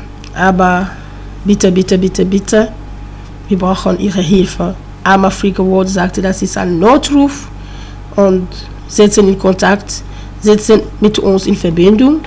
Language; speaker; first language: German; non-native, learner; French